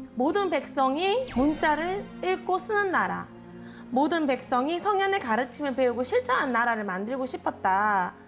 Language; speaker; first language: Korean; native; Korean